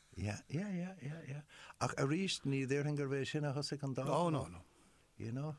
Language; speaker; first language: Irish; non-native, local second language; English